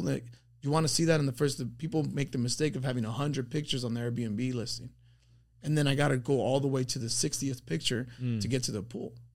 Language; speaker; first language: English; early bilingual, other home language; Spanish